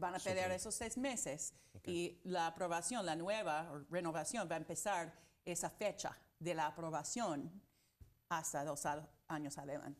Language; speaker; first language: Spanish; non-native, fluent; English